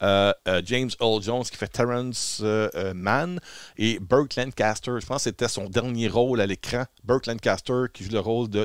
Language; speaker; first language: French; native; French